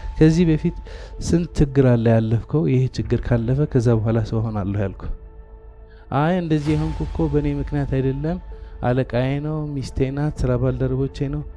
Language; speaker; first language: Amharic; non-native, local second language; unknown